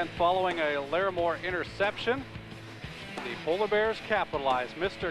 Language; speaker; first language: English; native; English